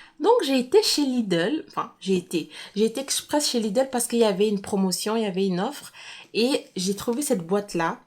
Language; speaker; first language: French; native; French